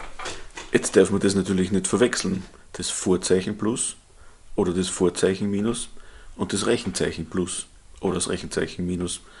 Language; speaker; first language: German; native; German